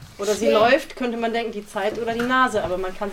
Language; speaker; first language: German; native; German